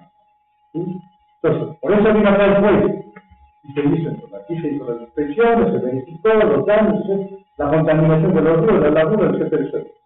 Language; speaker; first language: Spanish; native; Spanish